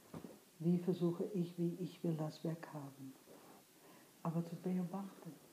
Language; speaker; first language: German; non-native, fluent; English